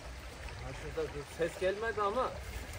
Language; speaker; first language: Turkish; native; Turkish